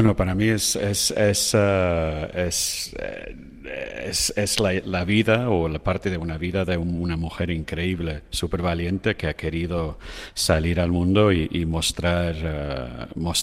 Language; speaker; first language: Spanish; non-native, fluent; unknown